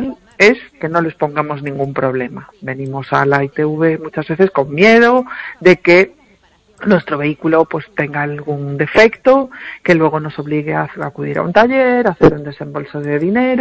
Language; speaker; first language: Spanish; native; Spanish